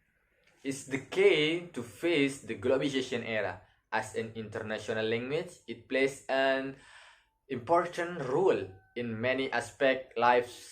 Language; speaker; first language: English; non-native, learner; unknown